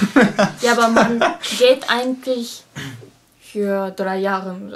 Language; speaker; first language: German; non-native, learner; Japanese